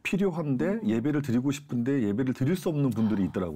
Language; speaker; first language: Korean; native; Korean